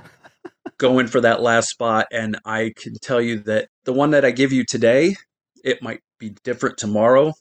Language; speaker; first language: English; native; English